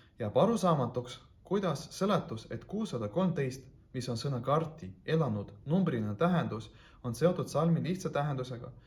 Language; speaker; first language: Estonian; non-native, local second language; Russian